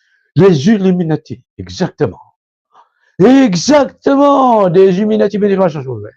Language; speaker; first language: French; native; French